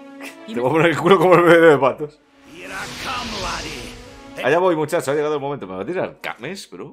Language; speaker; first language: Spanish; native; Spanish